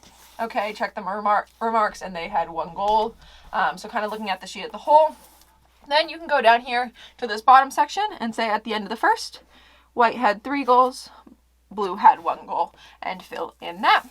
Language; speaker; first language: English; native; English